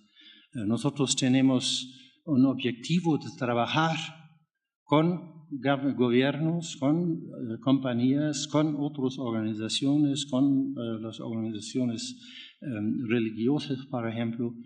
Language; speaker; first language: Spanish; non-native, learner; German